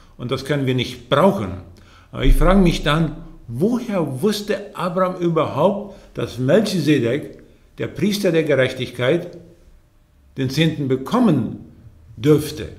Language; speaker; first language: German; early bilingual, heritage; German